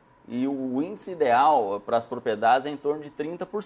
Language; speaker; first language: Portuguese; native; Portuguese